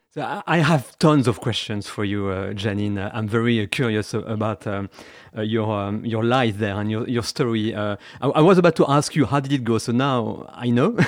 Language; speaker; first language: English; non-native, fluent; French